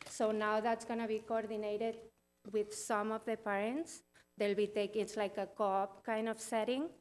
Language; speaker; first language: English; non-native, fluent; Spanish